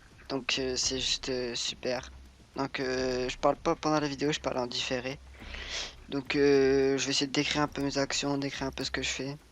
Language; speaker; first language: French; native; French